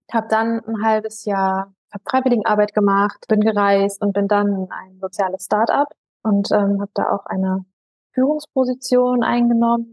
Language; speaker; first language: German; native; German